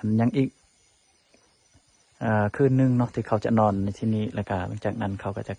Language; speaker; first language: Thai; non-native, local second language; Lao